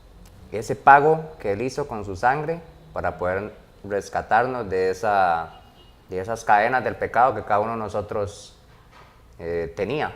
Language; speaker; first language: Spanish; native; Spanish